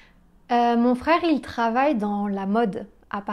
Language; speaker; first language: French; native; French